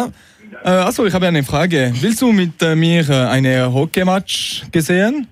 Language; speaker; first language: German; non-native, local second language; French